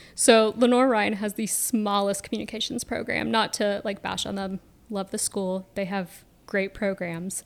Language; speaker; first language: English; native; English